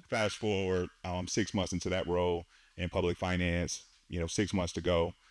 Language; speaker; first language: English; native; English